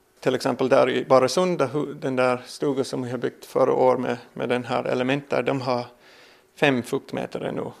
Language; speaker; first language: Swedish; non-native, learner; English